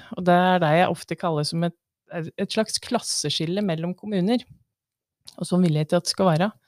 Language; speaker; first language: Norwegian; native; Norwegian